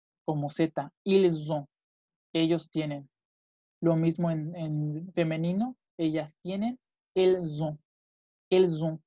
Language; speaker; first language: Spanish; native; Spanish